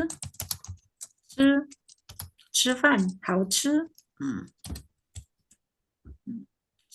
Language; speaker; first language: Chinese; non-native, fluent; Indonesian